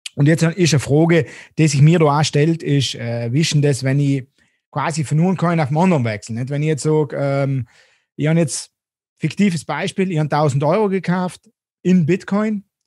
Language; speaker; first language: German; native; German